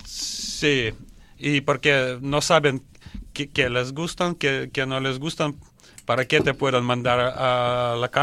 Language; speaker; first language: Spanish; non-native, learner; Russian